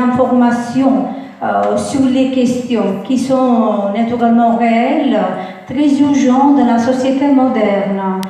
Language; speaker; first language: French; non-native, fluent; Italian